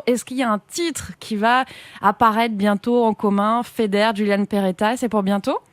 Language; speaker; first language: French; native; French